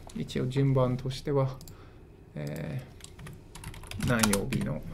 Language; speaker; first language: Japanese; non-native, fluent; English